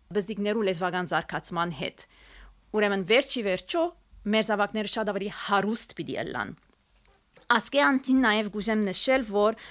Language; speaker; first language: Armenian; native; Armenian